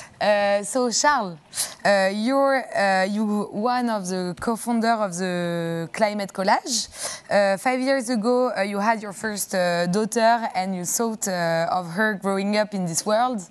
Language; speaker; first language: English; non-native, fluent; French